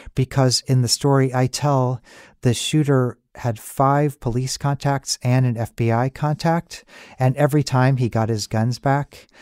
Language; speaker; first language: English; native; English